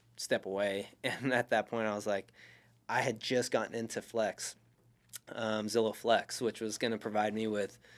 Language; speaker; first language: English; native; English